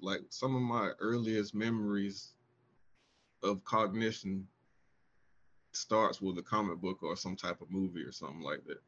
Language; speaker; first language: English; native; English